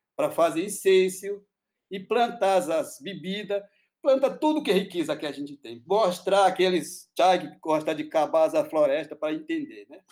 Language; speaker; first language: Portuguese; non-native, local second language; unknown